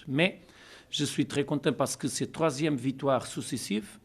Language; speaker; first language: French; non-native, learner; Portuguese